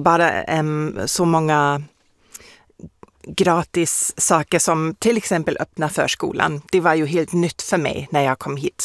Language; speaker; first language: Swedish; non-native, fluent; German